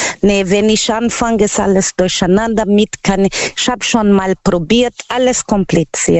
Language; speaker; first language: German; non-native, learner; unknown